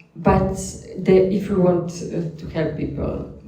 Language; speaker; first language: English; non-native, fluent; Slovenian